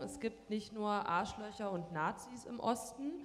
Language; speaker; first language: German; native; German